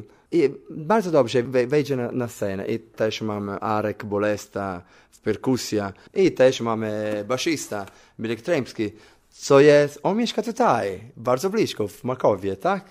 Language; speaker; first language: Polish; non-native, learner; Italian